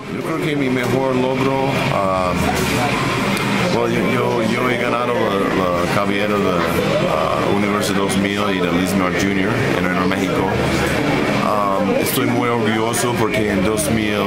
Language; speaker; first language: Spanish; non-native, fluent; English